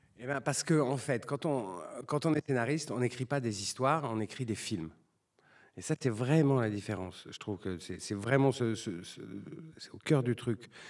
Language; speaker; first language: French; native; French